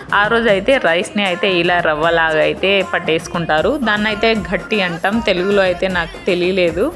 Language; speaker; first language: Telugu; non-native, local second language; Lambadi